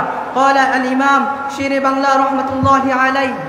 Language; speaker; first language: Arabic; non-native, learner; Bangla